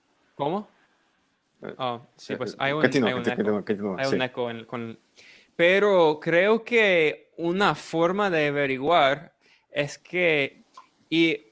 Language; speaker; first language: Spanish; non-native, fluent; English